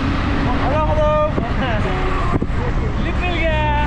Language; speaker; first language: Hindi; non-native, local second language; Bangla